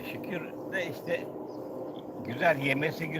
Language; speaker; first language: Turkish; native; Turkish